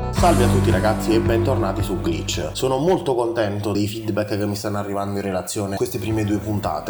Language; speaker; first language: Italian; native; Italian